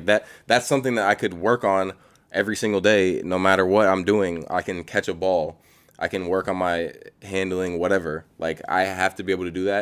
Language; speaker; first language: English; native; English